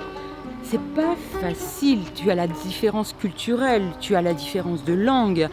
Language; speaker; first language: French; native; French